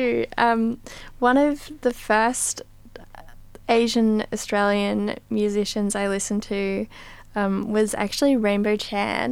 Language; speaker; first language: English; native; English